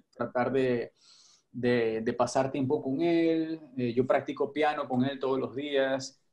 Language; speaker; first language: Spanish; native; Spanish